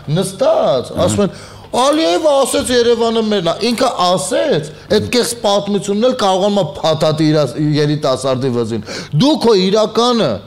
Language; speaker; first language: Armenian; native; Armenian